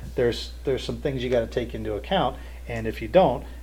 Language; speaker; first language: English; native; English